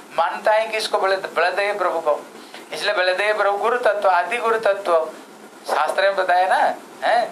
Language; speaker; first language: Hindi; non-native, local second language; Odia